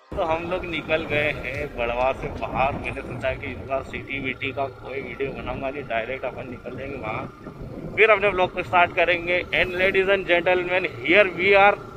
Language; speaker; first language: Hindi; native; Hindi